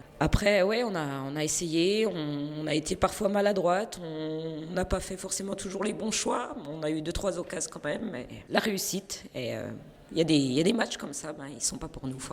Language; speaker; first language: French; native; French